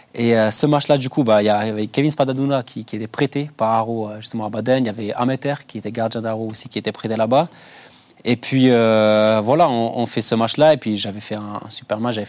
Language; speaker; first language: French; early bilingual, other home language; Albanian